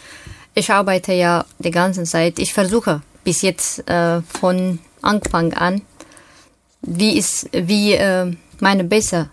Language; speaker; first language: German; non-native, learner; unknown